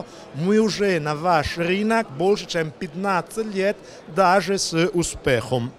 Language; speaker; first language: Russian; non-native, learner; Italian